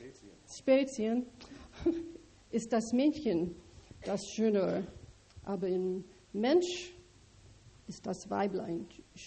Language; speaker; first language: German; non-native, learner; English